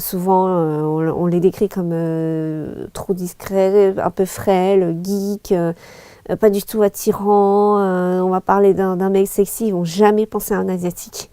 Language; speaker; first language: French; early bilingual, other home language; Chinese